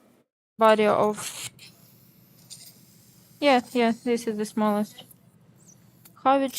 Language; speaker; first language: English; non-native, learner; Ukrainian